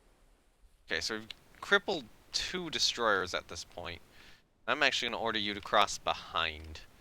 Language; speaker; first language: English; native; English